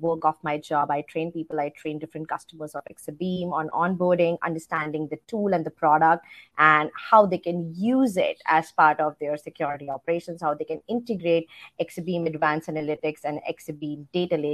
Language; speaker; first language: English; non-native, local second language; Hindi